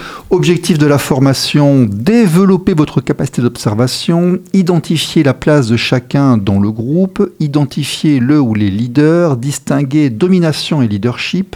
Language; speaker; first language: French; native; French